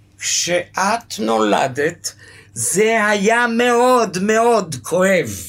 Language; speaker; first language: Hebrew; early bilingual, other home language; German